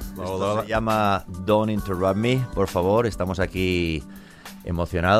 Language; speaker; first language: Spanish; native; Spanish